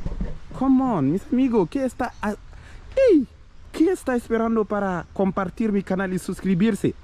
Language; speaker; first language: Spanish; non-native, learner; French